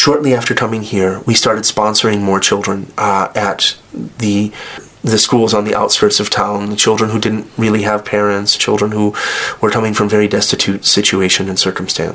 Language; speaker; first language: English; native; English